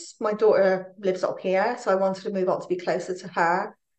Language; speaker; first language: English; native; English